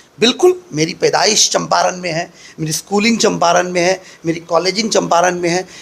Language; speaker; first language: Hindi; native; Hindi